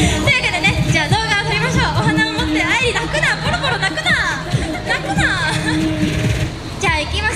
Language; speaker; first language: Japanese; native; Japanese